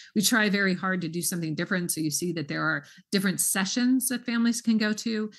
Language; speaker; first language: English; native; English